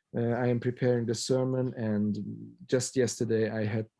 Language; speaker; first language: English; non-native, fluent; Hungarian